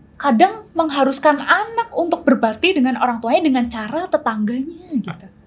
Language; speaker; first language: Indonesian; native; Indonesian